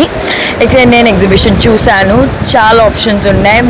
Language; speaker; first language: Telugu; non-native, learner; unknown